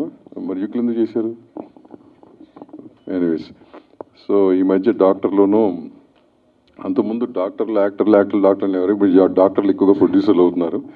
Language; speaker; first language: Telugu; native; Telugu